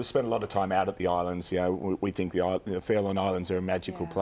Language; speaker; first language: English; native; English